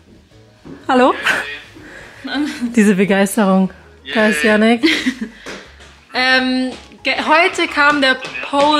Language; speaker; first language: German; native; German